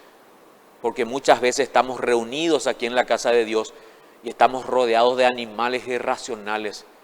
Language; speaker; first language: Spanish; native; Spanish